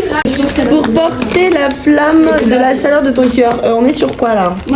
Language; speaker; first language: French; native; French